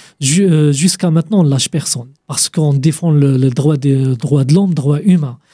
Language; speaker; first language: French; non-native, fluent; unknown